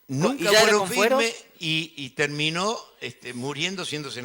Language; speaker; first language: Spanish; native; Spanish